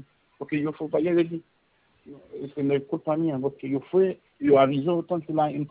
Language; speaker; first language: Spanish; non-native, learner; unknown